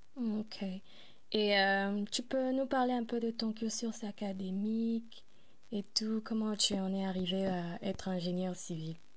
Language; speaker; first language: French; native; French